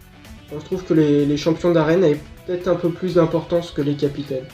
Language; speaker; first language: French; native; French